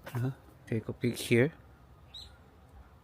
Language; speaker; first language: English; non-native, learner; Korean